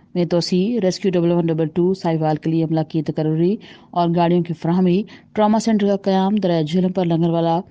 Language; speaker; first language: Urdu; non-native, local second language; Punjabi